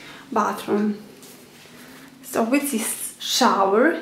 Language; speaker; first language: English; non-native, learner; Ukrainian